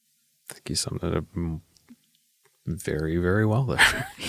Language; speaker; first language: English; native; English